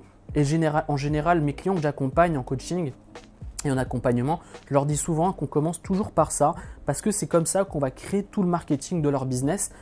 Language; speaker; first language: French; native; French